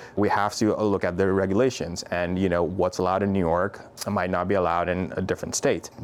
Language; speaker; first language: English; non-native, local second language; Urdu